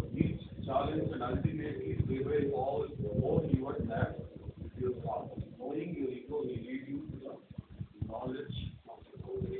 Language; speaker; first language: English; non-native, local second language; Telugu